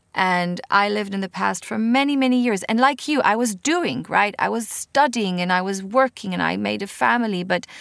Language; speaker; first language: English; non-native, fluent; Hebrew